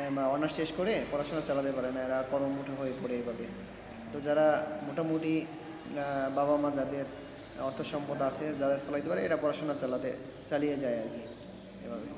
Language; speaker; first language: Bangla; non-native, local second language; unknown